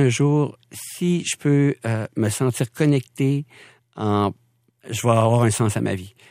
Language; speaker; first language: French; native; French